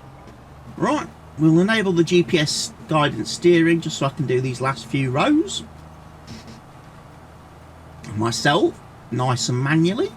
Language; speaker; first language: English; native; English